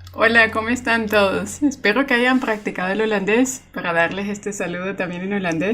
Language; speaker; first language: Spanish; non-native, fluent; Dutch